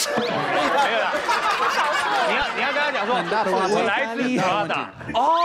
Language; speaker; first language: Chinese; non-native, learner; English